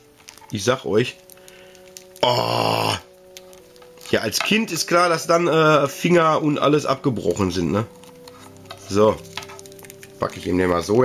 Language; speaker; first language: German; native; German